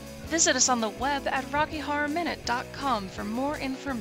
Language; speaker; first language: English; native; English